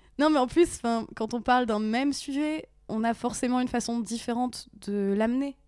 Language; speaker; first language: French; native; French